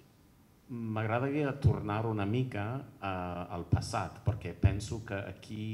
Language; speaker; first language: Catalan; non-native, fluent; English